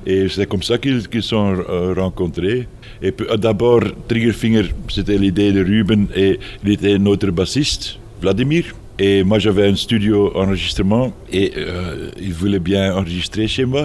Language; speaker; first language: French; non-native, fluent; Dutch